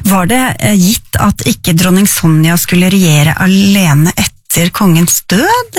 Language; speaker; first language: Norwegian; native; Norwegian